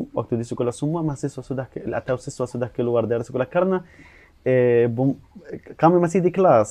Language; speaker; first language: Indonesian; non-native, fluent; Arabic